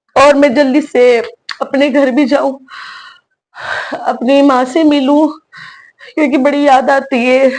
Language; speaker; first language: Urdu; native; Urdu